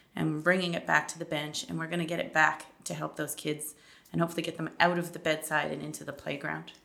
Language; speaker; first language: English; native; English